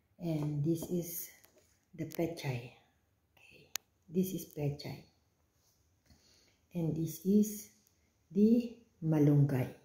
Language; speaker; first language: English; non-native, local second language; Filipino